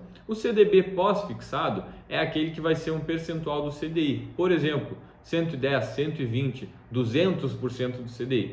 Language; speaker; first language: Portuguese; native; Portuguese